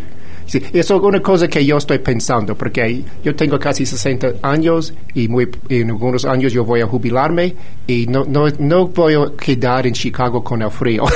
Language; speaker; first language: Spanish; non-native, fluent; English